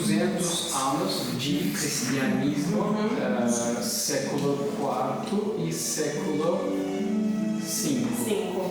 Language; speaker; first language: Portuguese; non-native, learner; Turkish